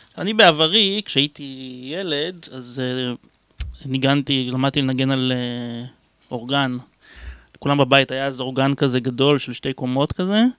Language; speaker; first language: Hebrew; native; Hebrew